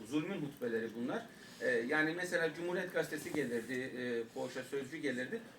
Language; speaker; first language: Turkish; non-native, local second language; Kurdish